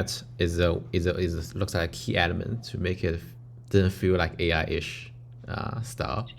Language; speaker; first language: English; non-native, fluent; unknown